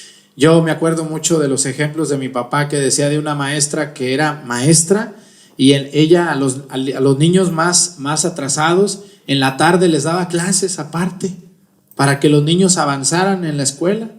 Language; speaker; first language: Spanish; native; Spanish